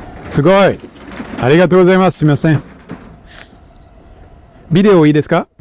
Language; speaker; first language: Japanese; non-native, learner; French